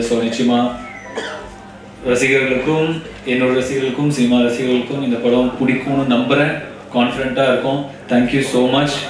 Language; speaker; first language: Tamil; native; Tamil